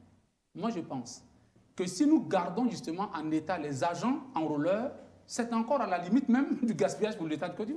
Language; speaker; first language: French; native; French